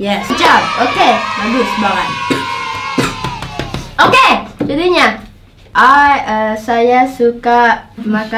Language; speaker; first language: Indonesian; non-native, local second language; English